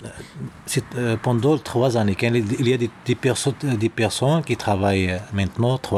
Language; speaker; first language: French; non-native, learner; Arabic